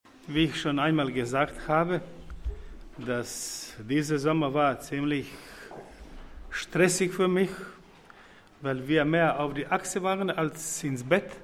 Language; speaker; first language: German; non-native, fluent; Croatian